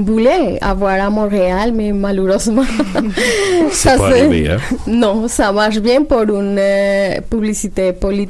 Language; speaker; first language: French; non-native, learner; Spanish